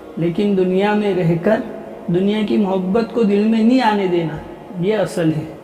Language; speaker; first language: Urdu; non-native, local second language; Gujarati